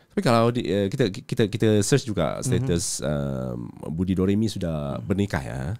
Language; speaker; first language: Malay; native; Malay